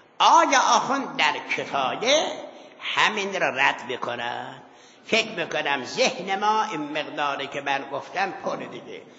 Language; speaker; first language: Persian; non-native, local second language; Azerbaijani